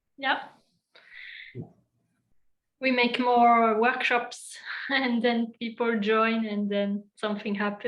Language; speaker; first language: English; non-native, fluent; French